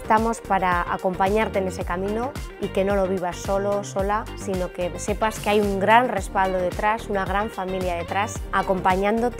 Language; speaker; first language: Spanish; native; Spanish